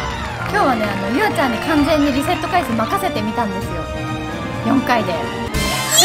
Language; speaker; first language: Japanese; native; Japanese